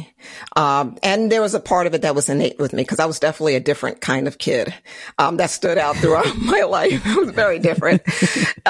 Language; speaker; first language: English; native; English